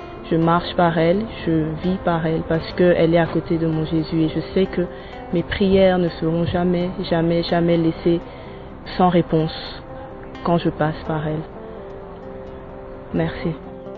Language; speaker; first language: French; non-native, local second language; Lingala